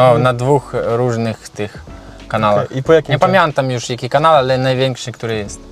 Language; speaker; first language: Polish; non-native, learner; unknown